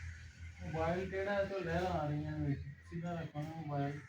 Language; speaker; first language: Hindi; non-native, local second language; Punjabi